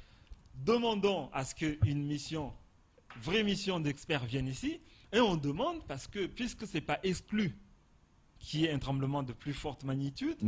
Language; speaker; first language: French; non-native, local second language; Comorian